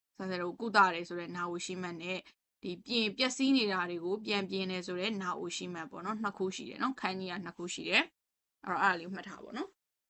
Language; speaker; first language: Burmese; native; Burmese